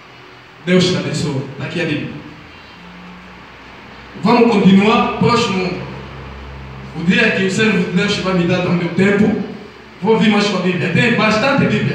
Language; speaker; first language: Portuguese; non-native, learner; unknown